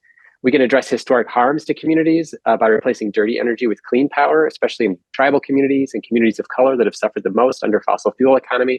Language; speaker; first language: English; native; English